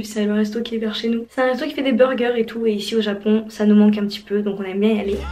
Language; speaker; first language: French; native; French